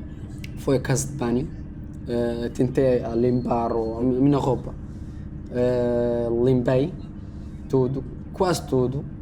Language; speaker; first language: Portuguese; non-native, learner; Arabic